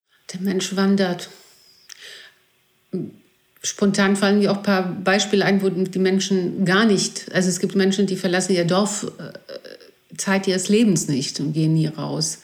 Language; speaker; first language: German; non-native, fluent; Greek